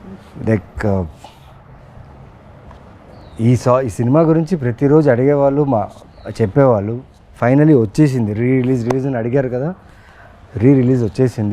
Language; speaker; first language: Telugu; native; Telugu